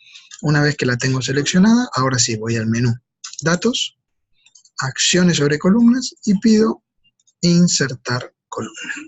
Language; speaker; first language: Spanish; native; Spanish